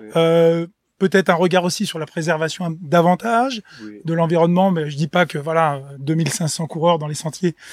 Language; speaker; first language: French; native; French